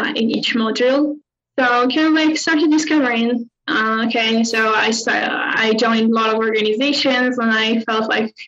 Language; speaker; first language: English; non-native, fluent; Arabic